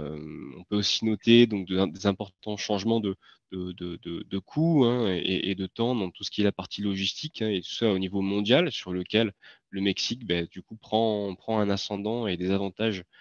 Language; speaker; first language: French; native; French